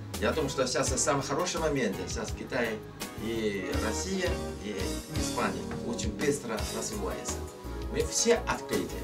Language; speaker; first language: Russian; non-native, learner; Chinese